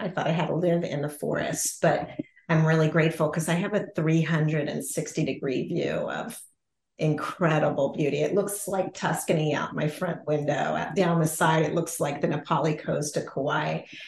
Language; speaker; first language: English; native; English